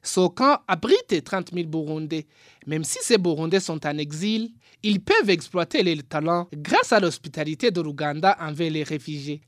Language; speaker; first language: French; non-native, local second language; Rundi